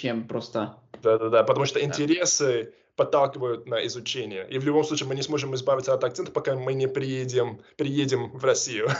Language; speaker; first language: Russian; non-native, fluent; English